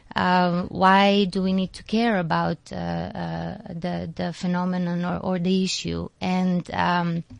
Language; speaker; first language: English; non-native, fluent; Macedonian